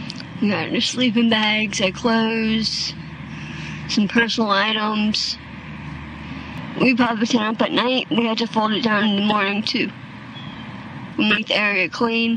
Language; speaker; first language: English; native; English